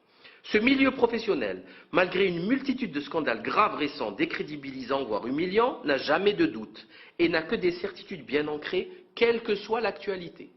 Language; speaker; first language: French; native; French